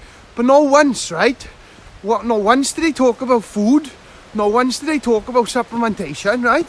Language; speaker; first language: English; native; English